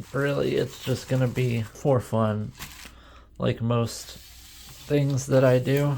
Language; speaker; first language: English; native; English